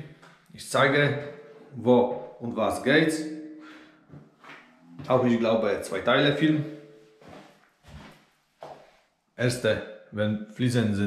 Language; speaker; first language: German; non-native, learner; Polish